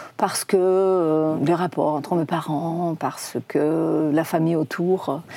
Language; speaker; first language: French; non-native, fluent; Persian